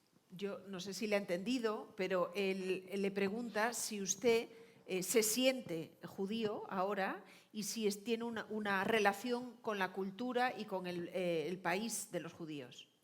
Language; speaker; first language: Spanish; native; Spanish